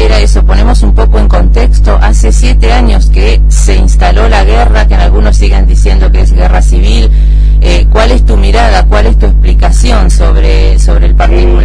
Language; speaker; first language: Spanish; native; Spanish